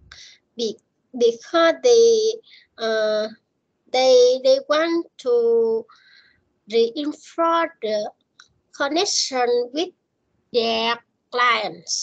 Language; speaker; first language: English; non-native, learner; Vietnamese